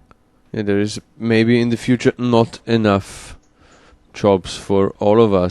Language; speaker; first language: English; non-native, fluent; German